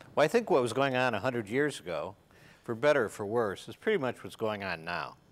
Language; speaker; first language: English; native; English